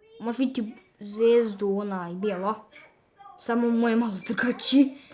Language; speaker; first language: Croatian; early bilingual, heritage; Bosnian